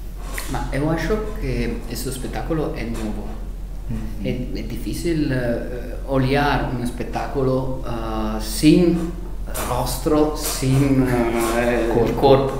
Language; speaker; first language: Portuguese; non-native, learner; Italian